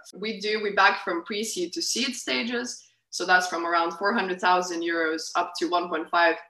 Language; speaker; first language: English; non-native, fluent; Lithuanian